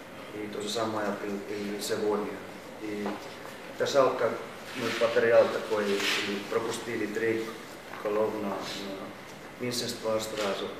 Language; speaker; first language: Russian; non-native, learner; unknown